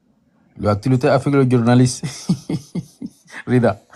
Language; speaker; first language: French; non-native, learner; Arabic